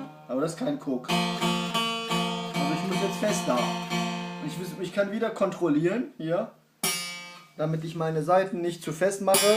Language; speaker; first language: German; non-native, fluent; Kurdish